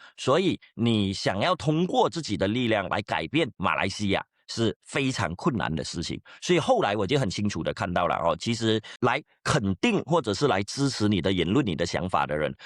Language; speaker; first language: Chinese; native; Chinese